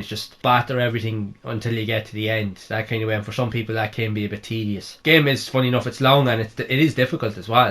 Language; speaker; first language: English; native; English